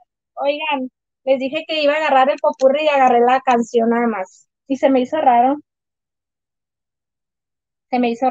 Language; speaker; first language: Spanish; native; Spanish